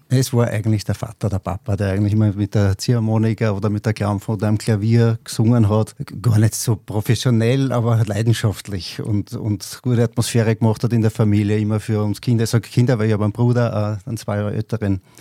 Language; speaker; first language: German; native; German